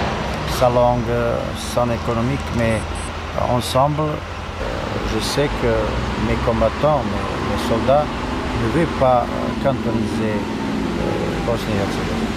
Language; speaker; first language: French; non-native, learner; Serbian